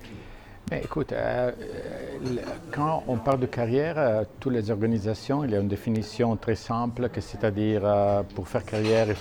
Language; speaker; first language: French; non-native, fluent; Italian